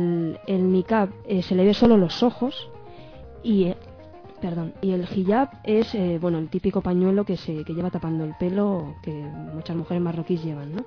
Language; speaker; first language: Spanish; native; Spanish